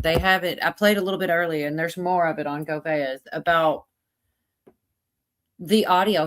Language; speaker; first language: English; native; English